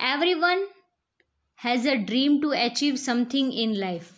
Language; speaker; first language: English; non-native, local second language; Gujarati